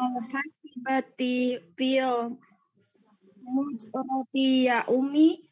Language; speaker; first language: Arabic; non-native, learner; Indonesian